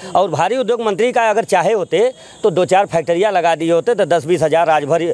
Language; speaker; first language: Hindi; native; Hindi